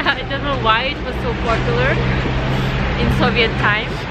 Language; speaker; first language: English; non-native, fluent; Russian